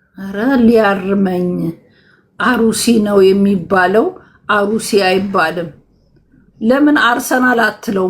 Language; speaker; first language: Amharic; native; Amharic